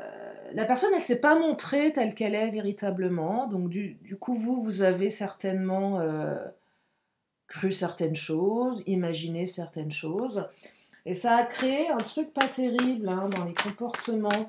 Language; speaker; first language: French; native; French